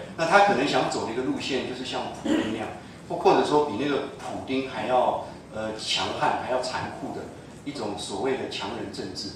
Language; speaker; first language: Chinese; native; Chinese